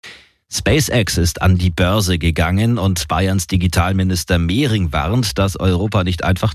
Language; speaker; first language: German; native; German